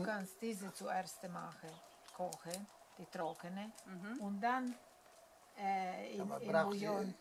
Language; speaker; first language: German; non-native, learner; Italian